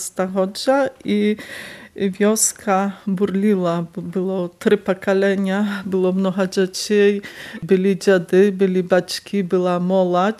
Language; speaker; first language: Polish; non-native, local second language; Belarusian